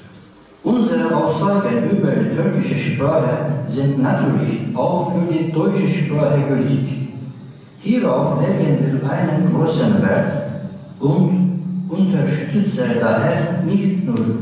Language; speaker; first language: German; non-native, learner; Turkish